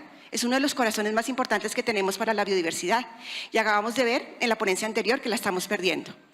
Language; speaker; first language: Spanish; native; Spanish